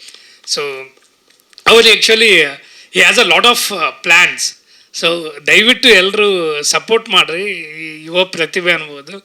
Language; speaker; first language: Kannada; non-native, local second language; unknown